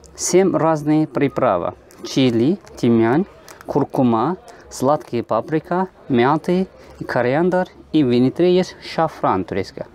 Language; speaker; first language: Russian; non-native, learner; Turkish